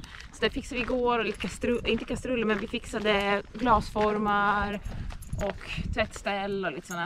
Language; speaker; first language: Swedish; native; Swedish